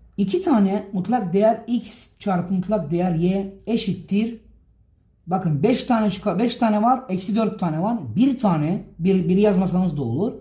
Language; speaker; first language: Turkish; native; Turkish